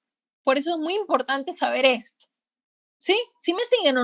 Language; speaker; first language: Spanish; native; Spanish